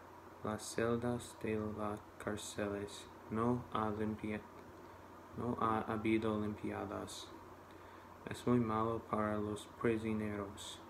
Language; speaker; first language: Spanish; non-native, learner; English